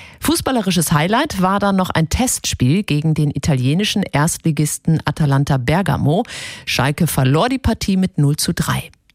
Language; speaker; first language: German; native; German